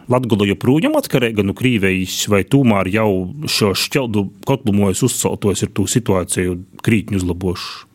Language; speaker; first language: Latvian; native; Latvian